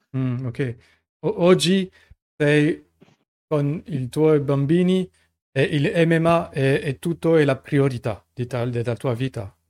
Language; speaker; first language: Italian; non-native, learner; French